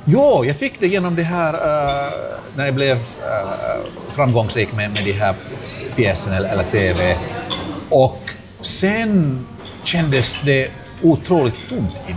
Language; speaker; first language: Swedish; non-native, local second language; Finnish